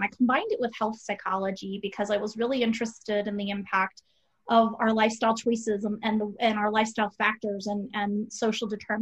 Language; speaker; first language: English; native; English